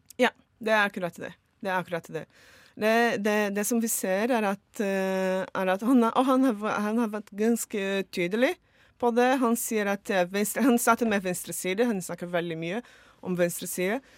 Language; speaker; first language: Norwegian; non-native, fluent; Portuguese